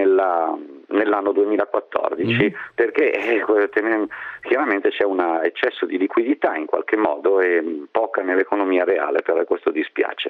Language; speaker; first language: Italian; native; Italian